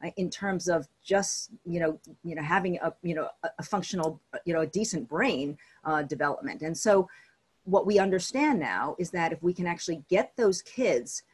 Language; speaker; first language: English; native; English